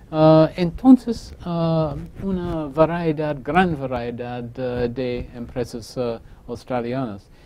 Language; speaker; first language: Spanish; non-native, fluent; English